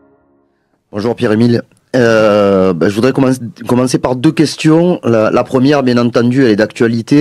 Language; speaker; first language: French; native; French